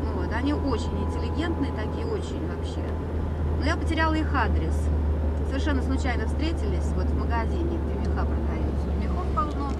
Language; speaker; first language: Russian; native; Russian